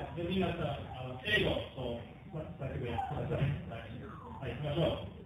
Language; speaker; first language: Japanese; non-native, learner; English